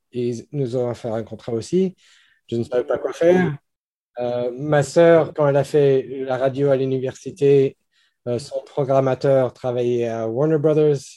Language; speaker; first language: French; non-native, fluent; English